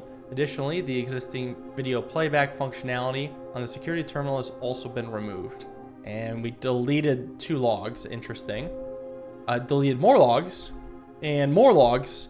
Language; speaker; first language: English; native; English